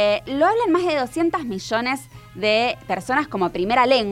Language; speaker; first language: Spanish; native; Spanish